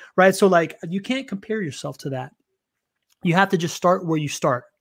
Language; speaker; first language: English; early bilingual, other home language; Spanish